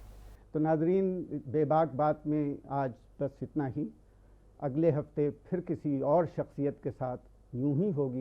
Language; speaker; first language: Urdu; native; Urdu